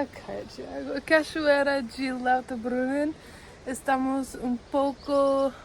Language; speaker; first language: Portuguese; non-native, learner; English